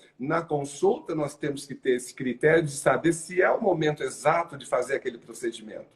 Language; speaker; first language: Portuguese; native; Portuguese